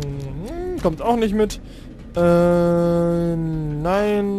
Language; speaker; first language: German; native; German